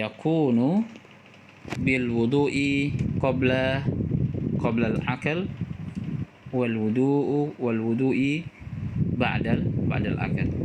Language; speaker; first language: Arabic; non-native, fluent; Indonesian